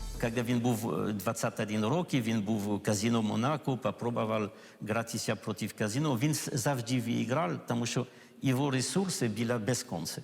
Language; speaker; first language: Ukrainian; non-native, learner; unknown